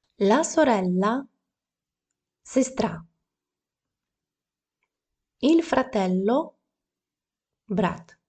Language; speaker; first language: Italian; non-native, fluent; Ukrainian